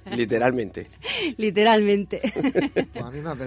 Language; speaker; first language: Spanish; native; Spanish